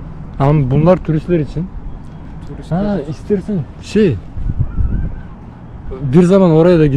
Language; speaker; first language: Turkish; non-native, learner; Bashkir